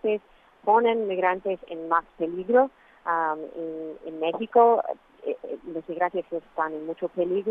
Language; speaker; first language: Spanish; non-native, fluent; English